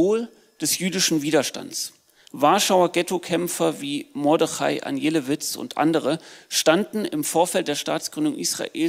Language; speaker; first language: German; native; German